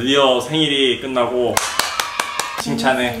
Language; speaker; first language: Korean; native; Korean